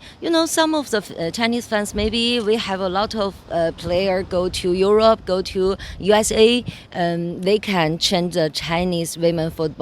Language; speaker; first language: English; non-native, learner; Chinese